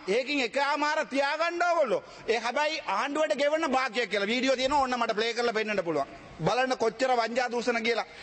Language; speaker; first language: Sinhala; non-native, local second language; Tamil